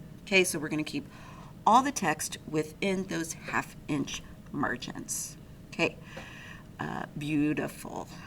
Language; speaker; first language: English; native; English